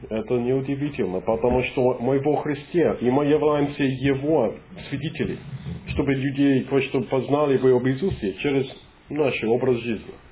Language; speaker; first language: Russian; non-native, fluent; English